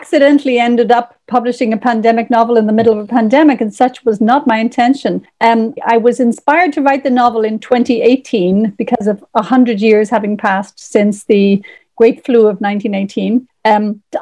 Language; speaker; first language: English; native; English